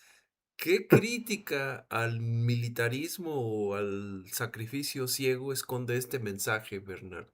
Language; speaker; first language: Spanish; native; Spanish